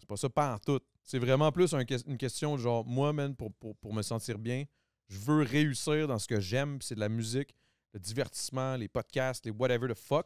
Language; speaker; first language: French; native; French